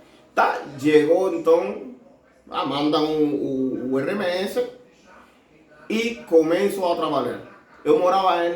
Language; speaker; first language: Portuguese; non-native, learner; Spanish